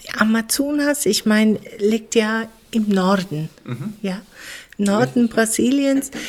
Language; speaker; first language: German; native; German